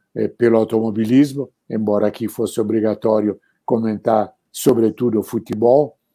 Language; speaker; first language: Portuguese; non-native, fluent; Italian